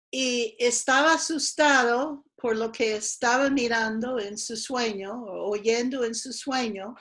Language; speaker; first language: Spanish; non-native, fluent; English